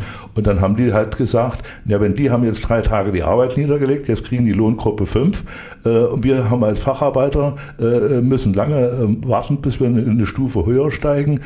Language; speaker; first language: German; native; German